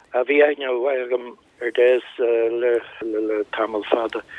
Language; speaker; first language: Irish; non-native, local second language; English